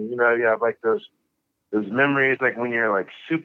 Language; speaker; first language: English; native; English